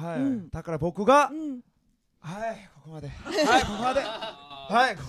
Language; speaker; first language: Japanese; non-native, learner; Korean